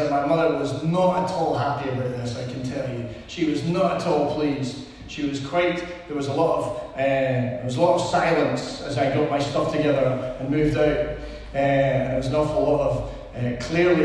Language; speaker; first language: English; native; English